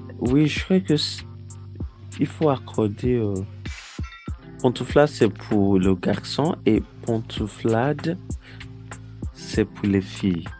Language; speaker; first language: French; non-native, learner; Yoruba